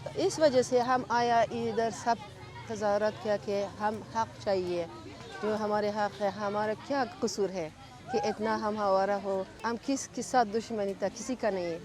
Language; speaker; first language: Urdu; non-native, learner; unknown